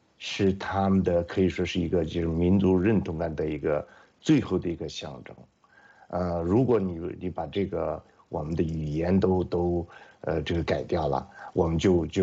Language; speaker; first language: Chinese; non-native, local second language; Mongolian